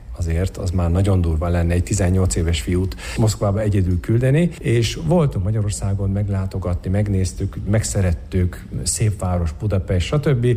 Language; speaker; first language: Hungarian; non-native, fluent; Turkish